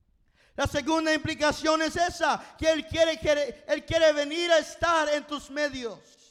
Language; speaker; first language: Spanish; non-native, fluent; English